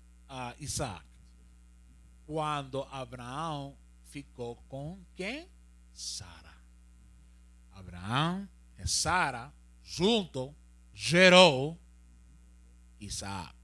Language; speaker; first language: Portuguese; non-native, learner; Spanish